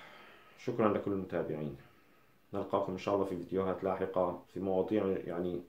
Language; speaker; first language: Arabic; native; Arabic